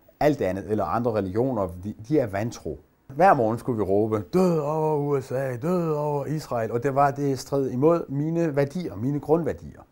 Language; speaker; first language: Danish; early bilingual, other home language; Persian